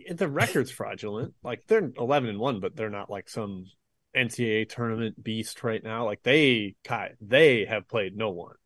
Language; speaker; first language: English; native; English